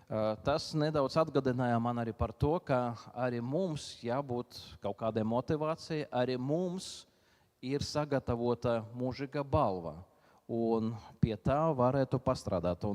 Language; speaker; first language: Latvian; non-native, local second language; Russian